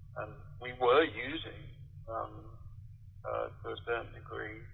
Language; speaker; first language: English; native; English